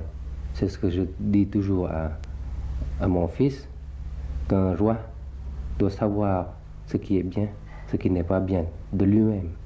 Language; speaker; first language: French; early bilingual, other home language; Thai